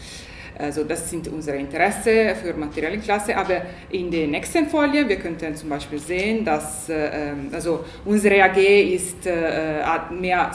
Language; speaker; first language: German; non-native, learner; Italian